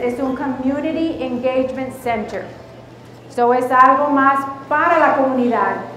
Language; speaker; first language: Spanish; early bilingual, heritage; Spanish